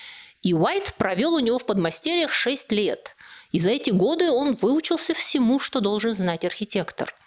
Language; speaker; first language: Russian; native; Russian